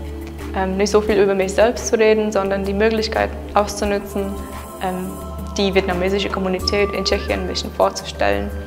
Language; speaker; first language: German; non-native, fluent; Czech